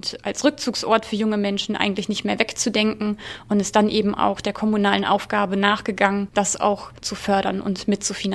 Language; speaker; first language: German; native; German